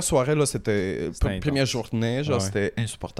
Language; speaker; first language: French; native; French